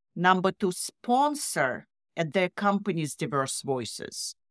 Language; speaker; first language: English; non-native, fluent; Russian